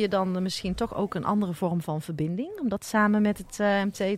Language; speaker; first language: Dutch; native; Dutch